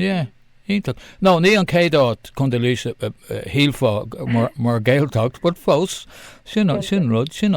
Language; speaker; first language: Irish; non-native, local second language; English